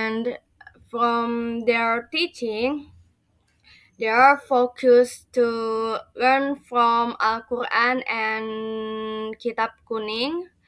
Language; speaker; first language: English; non-native, learner; Indonesian